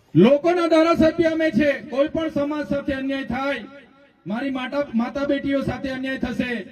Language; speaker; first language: Gujarati; non-native, local second language; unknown